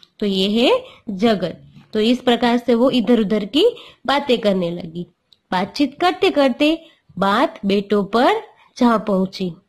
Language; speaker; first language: Hindi; non-native, local second language; Gujarati